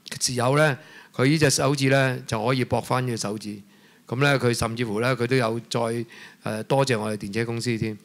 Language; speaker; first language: Cantonese; native; Cantonese